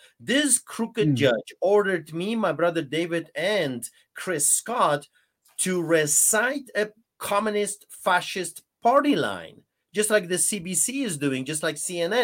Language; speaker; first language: English; non-native, fluent; Polish